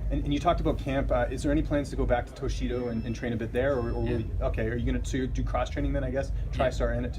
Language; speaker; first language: English; native; English